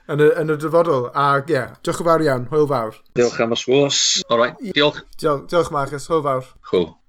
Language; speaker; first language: Welsh; non-native, local second language; English